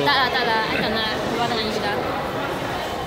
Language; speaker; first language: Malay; non-native, local second language; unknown